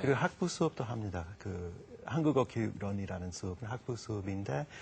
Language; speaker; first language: Korean; non-native, fluent; English